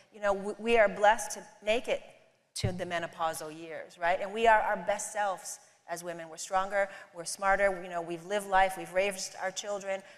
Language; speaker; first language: English; native; English